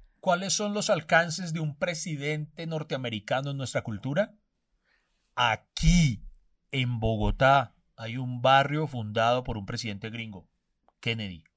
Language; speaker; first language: Spanish; native; Spanish